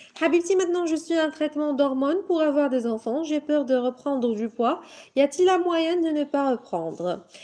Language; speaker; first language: French; non-native, local second language; Arabic